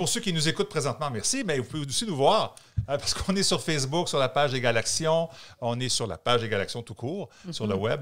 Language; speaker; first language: French; native; French